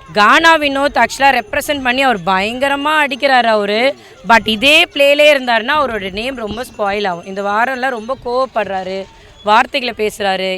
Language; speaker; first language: Tamil; native; Tamil